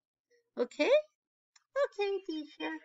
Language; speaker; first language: English; non-native, learner; Spanish